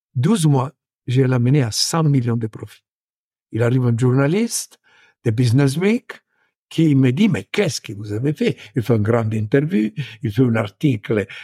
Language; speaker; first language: French; non-native, fluent; Italian